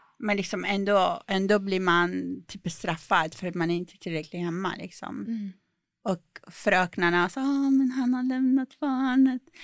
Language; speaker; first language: Swedish; non-native, fluent; Persian